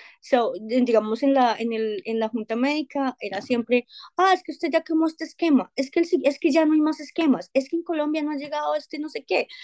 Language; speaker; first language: Spanish; native; Spanish